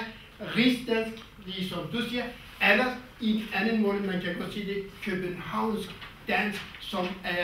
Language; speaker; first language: Danish; non-native, fluent; Kurdish